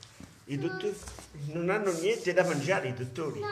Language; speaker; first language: Italian; native; Italian